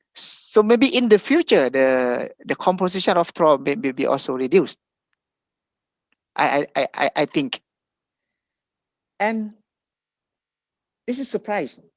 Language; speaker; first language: English; non-native, fluent; Thai